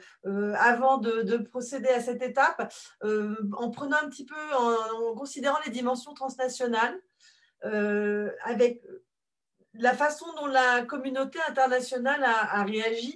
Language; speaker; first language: French; native; French